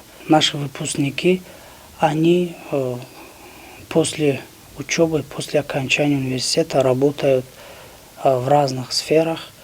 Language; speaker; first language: Russian; non-native, local second language; Tajik